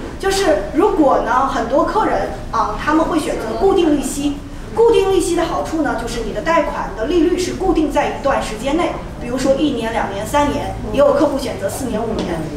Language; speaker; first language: Chinese; native; Chinese